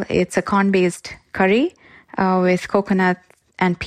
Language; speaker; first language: English; non-native, local second language; Gujarati